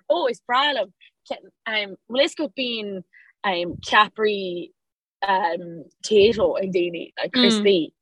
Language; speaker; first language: Irish; non-native, local second language; English